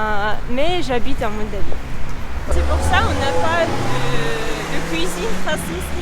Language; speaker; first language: French; non-native, fluent; Russian